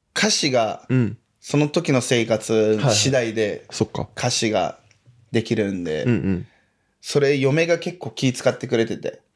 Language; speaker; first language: Japanese; early bilingual, other home language; Portuguese